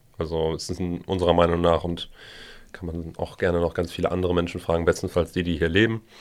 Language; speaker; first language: German; native; German